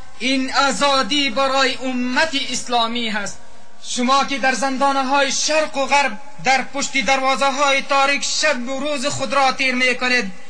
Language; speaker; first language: Persian; non-native, local second language; Pashto